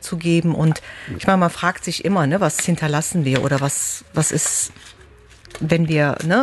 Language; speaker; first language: German; early bilingual, other home language; Turkish